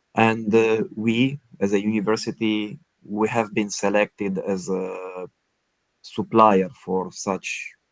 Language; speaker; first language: English; non-native, fluent; Romanian